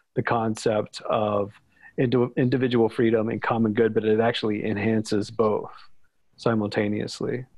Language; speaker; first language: English; native; English